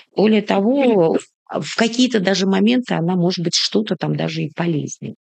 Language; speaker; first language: Russian; native; Russian